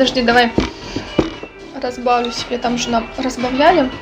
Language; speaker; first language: Russian; native; Russian